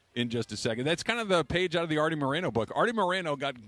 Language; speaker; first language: English; native; English